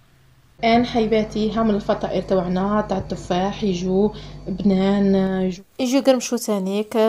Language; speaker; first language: Arabic; native; Arabic